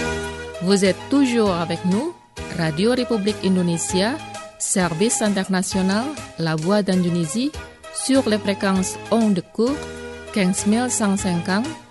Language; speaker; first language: French; non-native, fluent; Indonesian